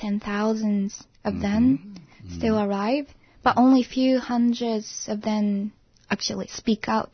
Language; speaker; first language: English; non-native, fluent; Japanese